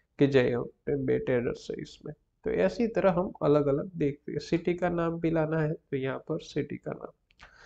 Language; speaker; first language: Hindi; non-native, local second language; Gujarati